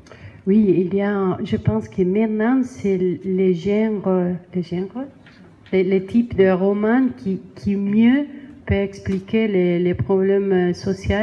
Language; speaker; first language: French; non-native, learner; Spanish